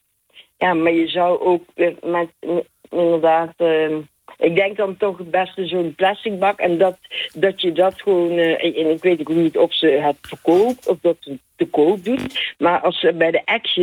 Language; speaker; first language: Dutch; native; Dutch